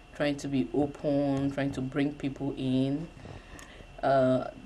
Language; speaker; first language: English; non-native, local second language; Yoruba